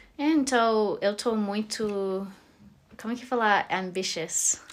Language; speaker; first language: Portuguese; non-native, learner; English